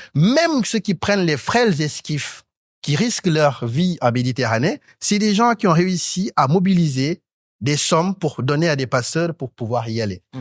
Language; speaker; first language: French; non-native, local second language; Wolof